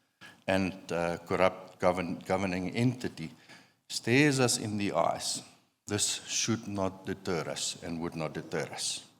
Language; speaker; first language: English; non-native, local second language; Afrikaans